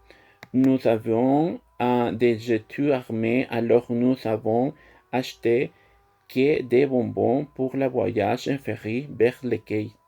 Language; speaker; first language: French; non-native, learner; Spanish